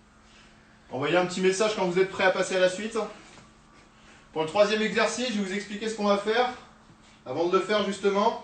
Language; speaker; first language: French; native; French